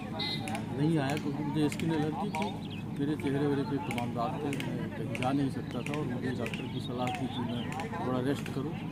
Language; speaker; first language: Hindi; native; Hindi